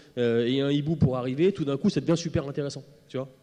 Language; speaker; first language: French; native; French